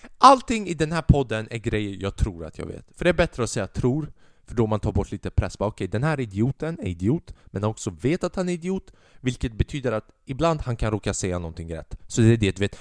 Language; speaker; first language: Swedish; early bilingual, other home language; Albanian